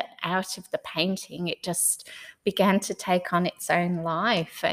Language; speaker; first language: English; native; English